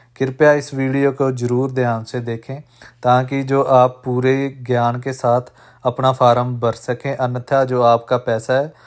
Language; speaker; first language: Hindi; non-native, local second language; Punjabi